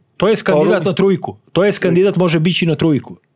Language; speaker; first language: Polish; non-native, learner; Serbian